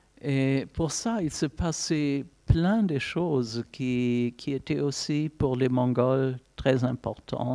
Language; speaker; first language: French; non-native, fluent; German